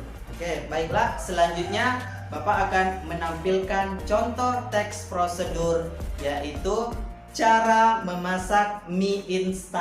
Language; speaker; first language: Indonesian; native; Indonesian